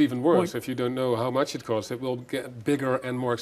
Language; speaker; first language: English; non-native, fluent; Dutch